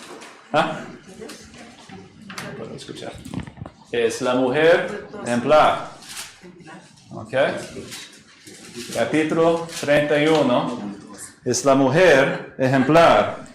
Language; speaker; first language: Spanish; non-native, fluent; English